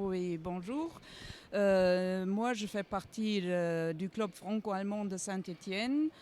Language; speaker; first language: French; non-native, fluent; German